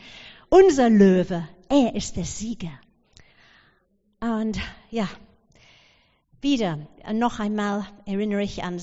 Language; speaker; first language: German; non-native, fluent; English